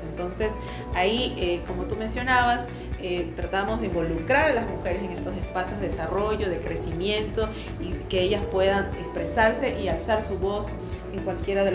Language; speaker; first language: Spanish; native; Spanish